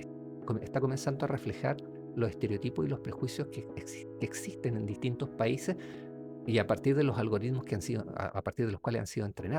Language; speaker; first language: Spanish; native; Spanish